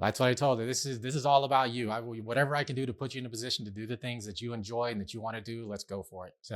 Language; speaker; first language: English; native; English